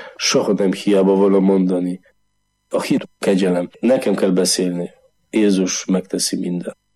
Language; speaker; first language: Hungarian; non-native, learner; Polish